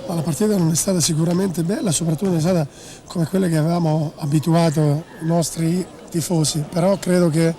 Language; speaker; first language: Italian; native; Italian